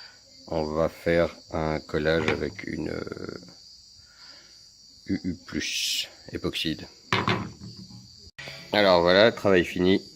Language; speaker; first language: French; native; French